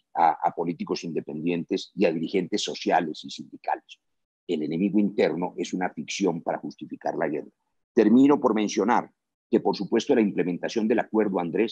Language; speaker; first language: Spanish; native; Spanish